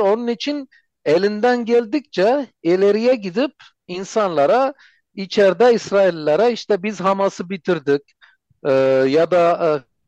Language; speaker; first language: Turkish; non-native, fluent; Armenian